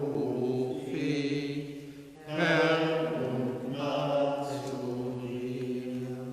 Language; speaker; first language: German; non-native, learner; Portuguese